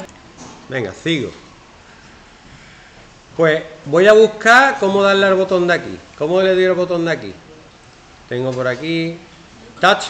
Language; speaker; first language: Spanish; native; Spanish